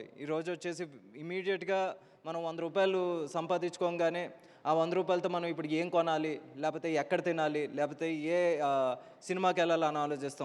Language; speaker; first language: Telugu; native; Telugu